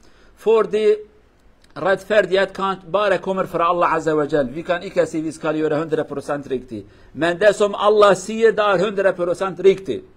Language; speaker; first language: Swedish; non-native, learner; Kurdish